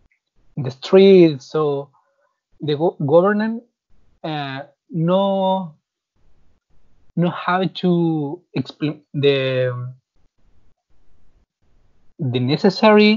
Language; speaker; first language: English; non-native, learner; Spanish